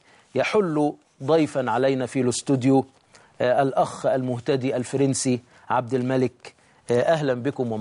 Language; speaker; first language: Arabic; native; Arabic